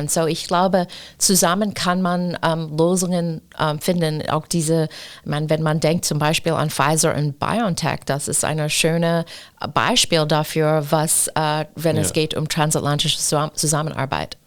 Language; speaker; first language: German; non-native, fluent; English